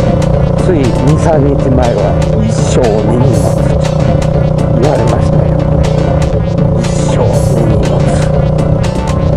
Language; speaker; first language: Japanese; native; Japanese